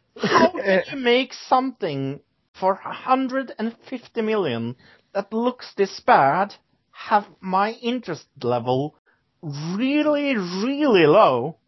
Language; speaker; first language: English; non-native, fluent; Norwegian